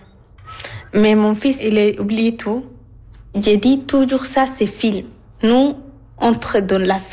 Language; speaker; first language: French; non-native, learner; Arabic